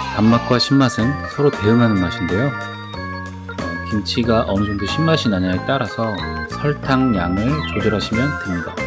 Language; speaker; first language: Korean; native; Korean